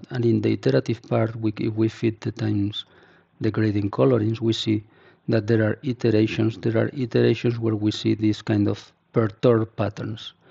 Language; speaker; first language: English; non-native, fluent; Spanish